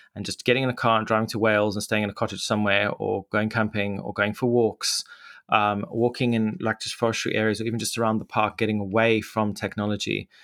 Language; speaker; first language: English; native; English